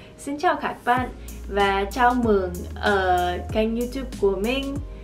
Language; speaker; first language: Vietnamese; non-native, learner; English